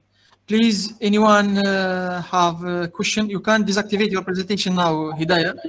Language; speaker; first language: English; non-native, learner; Arabic